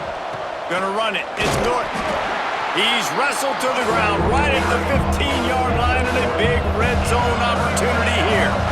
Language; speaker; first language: English; native; English